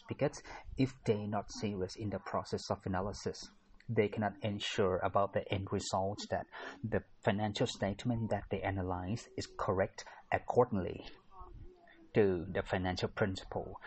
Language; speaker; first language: English; non-native, fluent; Thai